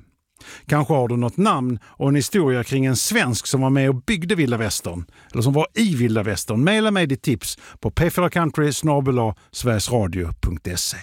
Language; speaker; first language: Swedish; native; Swedish